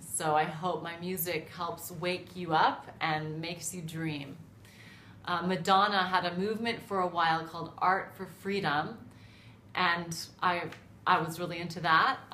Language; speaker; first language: English; native; English